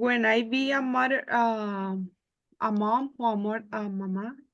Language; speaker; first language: English; non-native, learner; Spanish